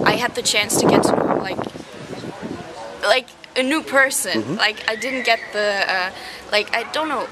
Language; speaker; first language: English; non-native, fluent; German